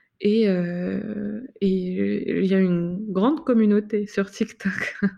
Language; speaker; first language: French; non-native, fluent; Arabic